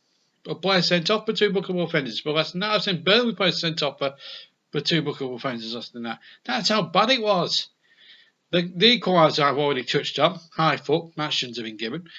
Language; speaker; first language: English; native; English